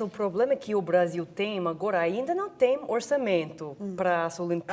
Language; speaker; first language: Portuguese; non-native, fluent; English